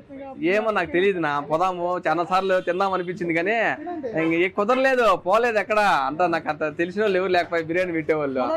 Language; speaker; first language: Telugu; native; Telugu